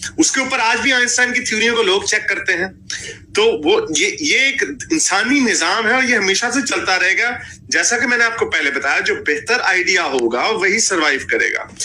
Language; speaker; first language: Urdu; native; Urdu